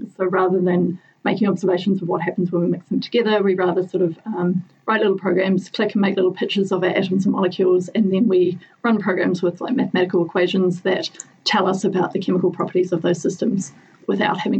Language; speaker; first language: English; native; English